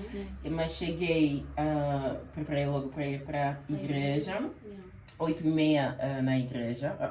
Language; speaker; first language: Portuguese; early bilingual, heritage; Portuguese